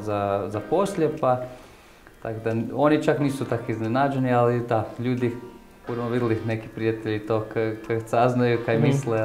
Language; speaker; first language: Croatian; early bilingual, heritage; Croatian